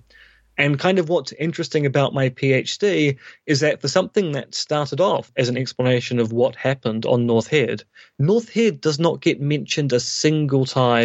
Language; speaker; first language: English; native; English